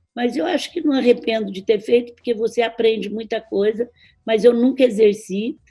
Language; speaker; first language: Portuguese; native; Portuguese